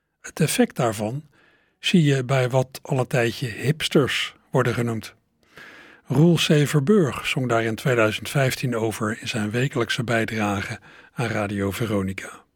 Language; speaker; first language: Dutch; native; Dutch